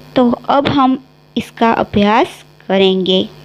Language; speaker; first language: Hindi; non-native, local second language; Gujarati